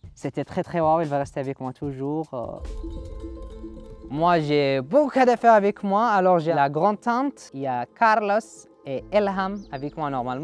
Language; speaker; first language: French; non-native, learner; Arabic